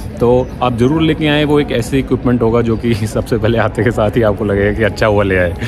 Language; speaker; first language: Hindi; native; Hindi